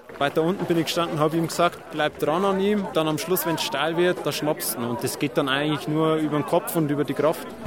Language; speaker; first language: German; native; German